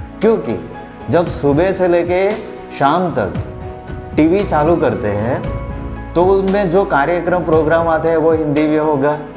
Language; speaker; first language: Hindi; non-native, local second language; Gujarati